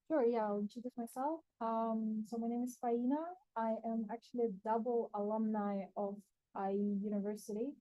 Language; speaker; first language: English; non-native, fluent; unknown